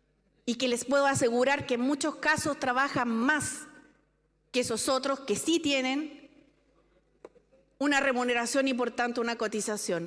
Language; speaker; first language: Spanish; native; Spanish